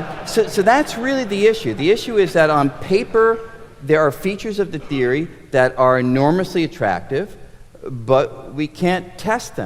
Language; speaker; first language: English; native; English